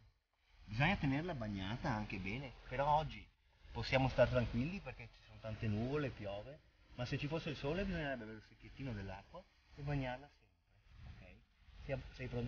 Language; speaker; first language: Italian; native; Italian